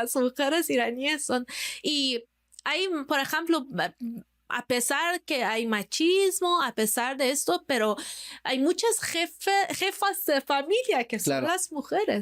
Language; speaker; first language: Spanish; non-native, fluent; Persian